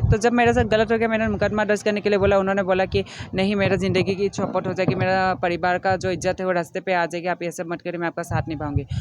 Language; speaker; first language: Hindi; non-native, local second language; Assamese